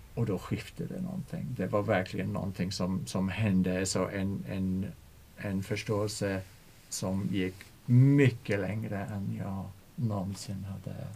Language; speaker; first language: Swedish; non-native, fluent; English